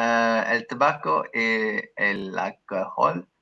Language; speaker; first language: Spanish; non-native, learner; English